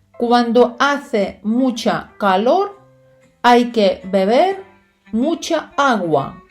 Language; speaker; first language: Spanish; non-native, fluent; Ukrainian